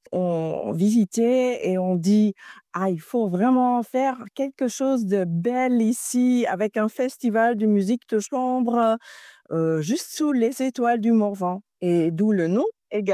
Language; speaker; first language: French; non-native, fluent; Dutch